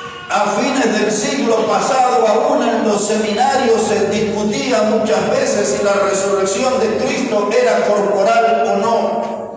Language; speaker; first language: Spanish; native; Spanish